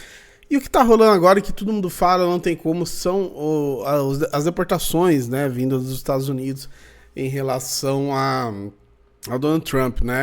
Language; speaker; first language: Portuguese; native; Portuguese